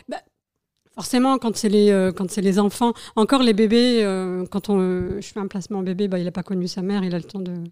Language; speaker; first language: French; native; French